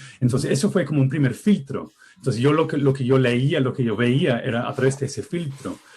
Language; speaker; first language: Spanish; non-native, fluent; English